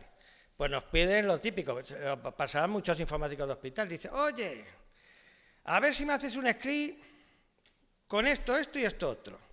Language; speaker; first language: Spanish; native; Spanish